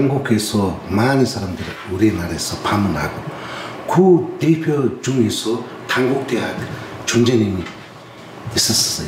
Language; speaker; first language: Korean; non-native, fluent; Mongolian